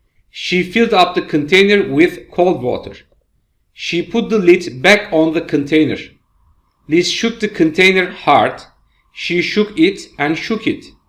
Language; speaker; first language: English; non-native, fluent; Turkish